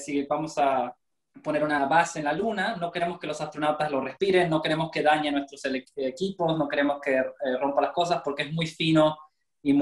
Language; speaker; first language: Spanish; native; Spanish